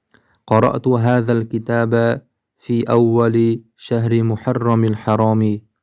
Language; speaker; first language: Arabic; non-native, fluent; Uzbek